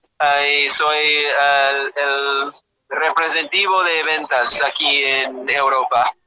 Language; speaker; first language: Spanish; non-native, learner; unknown